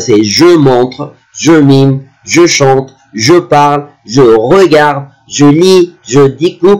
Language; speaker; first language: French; non-native, fluent; Arabic